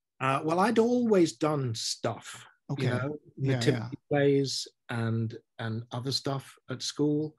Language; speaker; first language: English; native; English